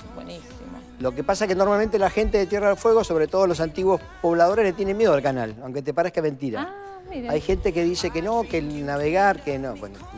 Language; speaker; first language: Spanish; native; Spanish